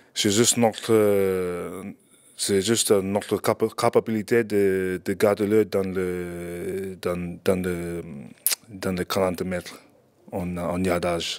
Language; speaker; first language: French; non-native, fluent; English